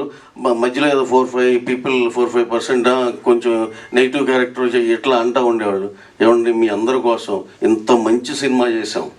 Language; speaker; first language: Telugu; native; Telugu